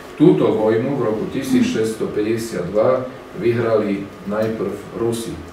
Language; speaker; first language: Slovak; native; Slovak